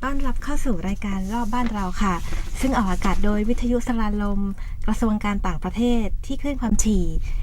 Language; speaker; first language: Thai; native; Thai